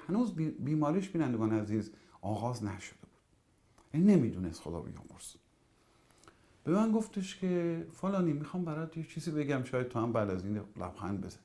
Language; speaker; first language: Persian; native; Persian